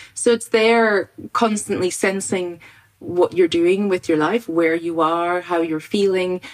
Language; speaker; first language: English; native; English